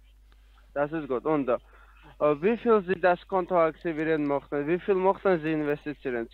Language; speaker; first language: German; non-native, learner; Italian